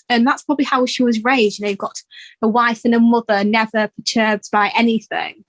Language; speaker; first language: English; native; English